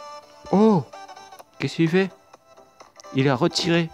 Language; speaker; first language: French; native; French